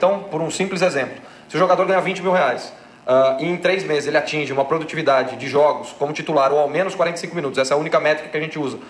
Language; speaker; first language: Portuguese; native; Portuguese